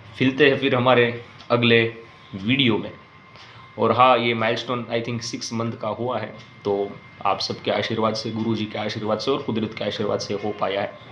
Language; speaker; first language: Hindi; non-native, local second language; Gujarati